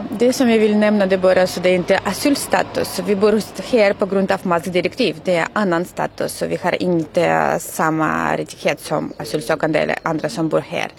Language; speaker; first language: Swedish; non-native, fluent; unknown